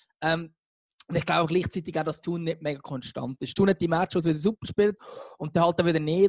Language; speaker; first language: German; native; German